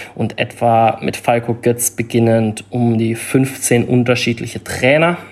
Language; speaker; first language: German; native; German